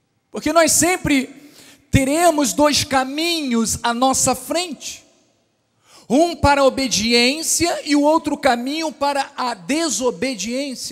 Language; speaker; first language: Portuguese; native; Portuguese